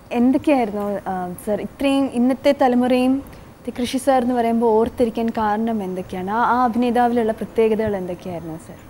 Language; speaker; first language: Malayalam; native; Malayalam